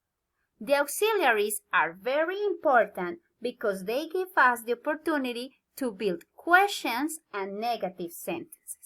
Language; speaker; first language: English; non-native, learner; Spanish